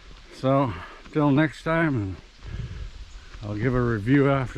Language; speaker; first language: English; native; English